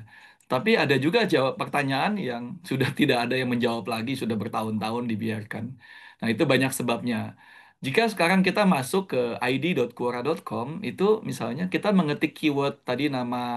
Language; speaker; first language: Indonesian; native; Indonesian